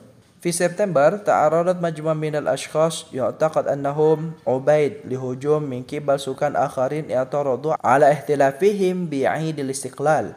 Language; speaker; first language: Arabic; non-native, fluent; Indonesian